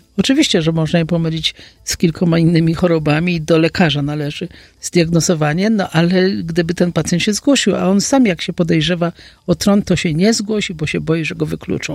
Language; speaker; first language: Polish; native; Polish